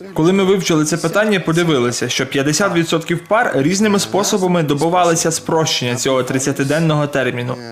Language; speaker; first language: Ukrainian; non-native, fluent; Georgian